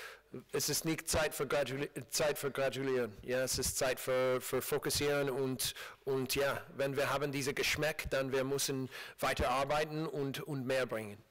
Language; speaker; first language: German; non-native, learner; English